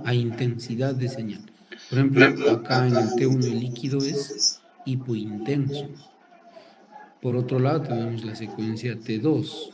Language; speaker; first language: Spanish; native; Spanish